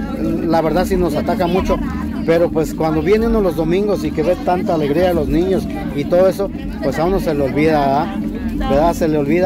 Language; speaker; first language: Spanish; native; Spanish